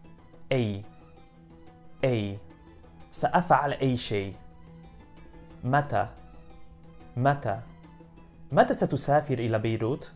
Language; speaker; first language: Arabic; non-native, fluent; Polish